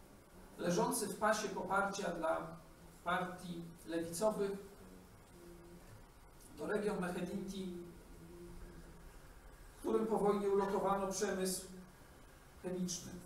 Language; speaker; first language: Polish; native; Polish